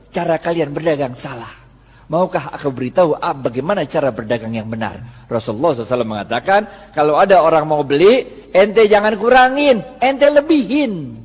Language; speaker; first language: Indonesian; native; Indonesian